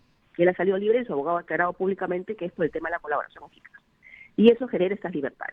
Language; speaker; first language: Spanish; native; Spanish